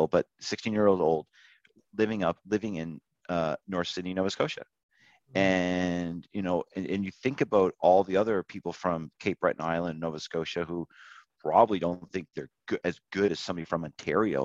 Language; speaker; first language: English; native; English